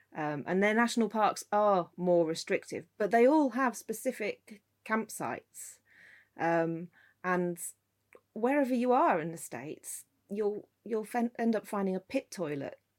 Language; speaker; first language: English; native; English